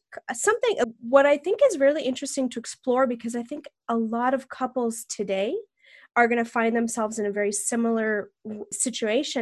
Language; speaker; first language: English; native; English